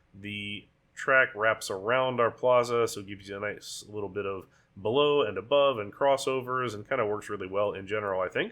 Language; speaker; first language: English; native; English